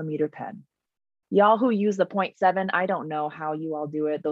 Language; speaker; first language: English; native; English